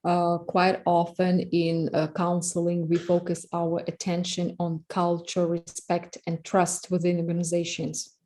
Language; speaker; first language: English; non-native, fluent; Russian